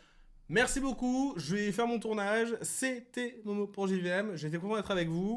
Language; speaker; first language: French; native; French